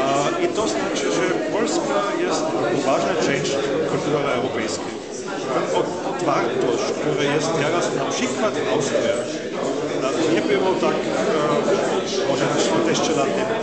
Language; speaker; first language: Polish; non-native, learner; German